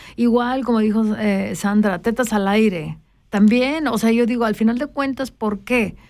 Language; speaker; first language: Spanish; native; Spanish